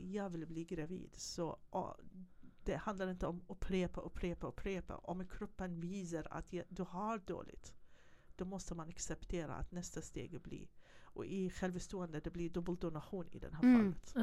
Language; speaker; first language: Swedish; non-native, fluent; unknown